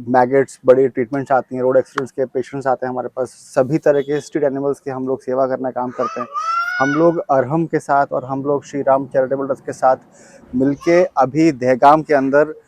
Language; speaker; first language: Hindi; non-native, local second language; Gujarati